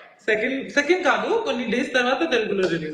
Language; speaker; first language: Telugu; non-native, local second language; Odia